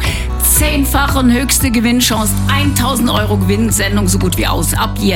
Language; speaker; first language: German; native; German